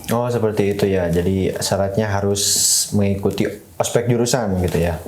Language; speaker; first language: Indonesian; native; Indonesian